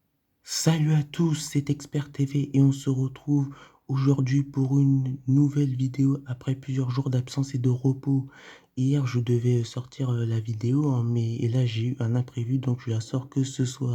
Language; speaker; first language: French; native; French